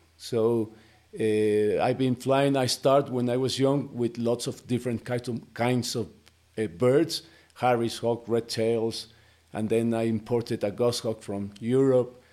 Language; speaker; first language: English; non-native, fluent; Spanish